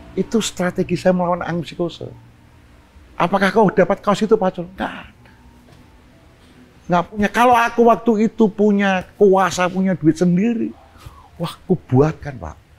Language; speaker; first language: Indonesian; non-native, local second language; Javanese